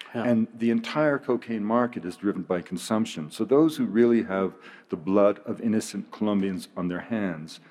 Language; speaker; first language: English; native; English